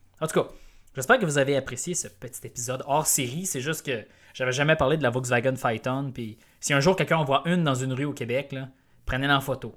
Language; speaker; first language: French; native; French